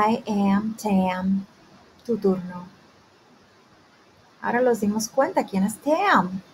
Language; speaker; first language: Spanish; early bilingual, heritage; Spanish